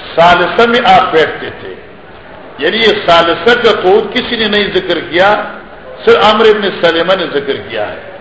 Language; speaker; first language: Urdu; non-native, local second language; Northern Hindko